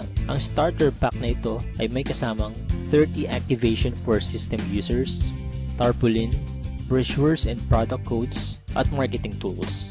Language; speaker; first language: Filipino; native; Filipino